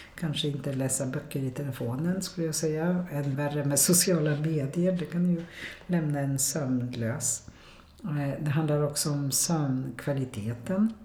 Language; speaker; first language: Swedish; non-native, fluent; Polish